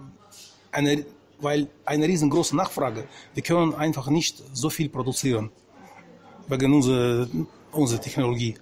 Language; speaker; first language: German; non-native, fluent; Russian